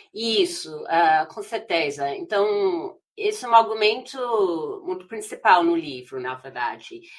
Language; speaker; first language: Portuguese; non-native, fluent; English